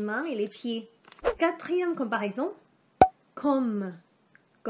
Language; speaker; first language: French; non-native, fluent; Thai